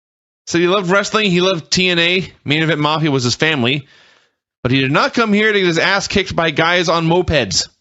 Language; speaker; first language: English; native; English